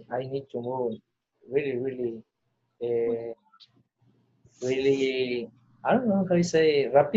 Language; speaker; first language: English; non-native, learner; Spanish